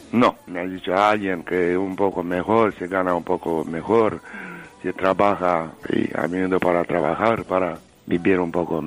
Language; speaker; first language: Spanish; non-native, learner; Romanian